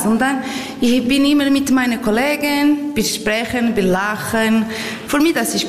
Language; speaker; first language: German; non-native, learner; Portuguese